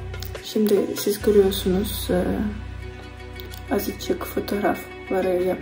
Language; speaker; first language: Turkish; non-native, learner; Ukrainian